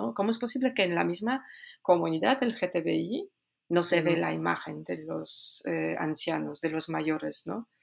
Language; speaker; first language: Spanish; non-native, fluent; Polish